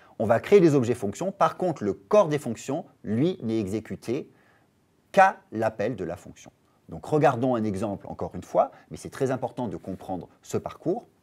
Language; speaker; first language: French; native; French